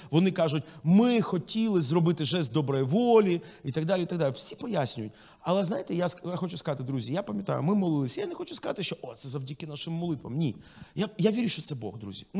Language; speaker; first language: Ukrainian; non-native, local second language; Russian